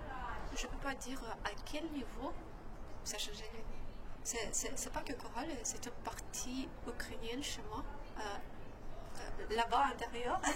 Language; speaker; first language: French; non-native, learner; Ukrainian